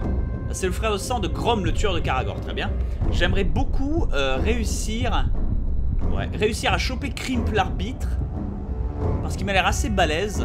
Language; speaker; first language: French; native; French